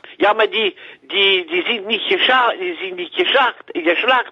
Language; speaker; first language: German; non-native, learner; French